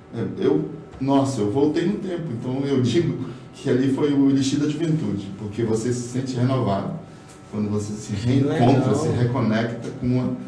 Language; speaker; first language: Portuguese; native; Portuguese